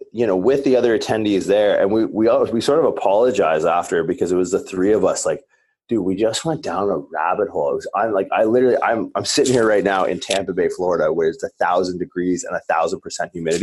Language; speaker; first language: English; native; English